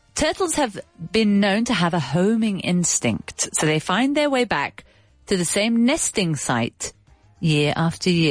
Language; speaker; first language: English; native; English